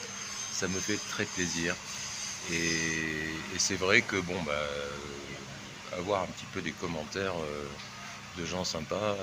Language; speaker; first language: French; native; French